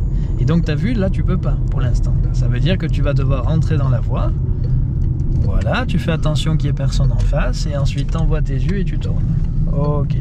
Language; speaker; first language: French; native; French